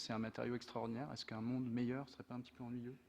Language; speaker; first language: French; native; French